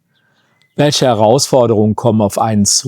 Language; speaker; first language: German; native; German